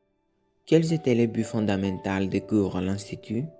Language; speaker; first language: French; non-native, learner; Greek